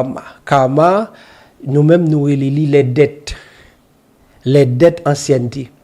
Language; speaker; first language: Haitian Creole; native; Haitian Creole